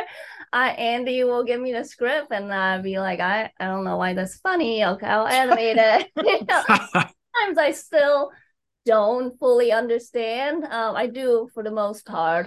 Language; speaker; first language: English; non-native, fluent; Chinese